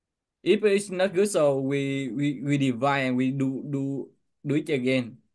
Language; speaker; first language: English; non-native, learner; Vietnamese